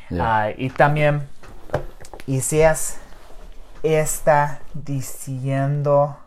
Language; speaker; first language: Spanish; non-native, learner; English